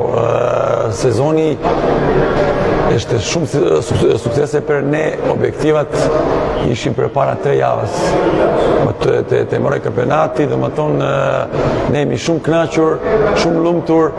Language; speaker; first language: Albanian; non-native, learner; Serbian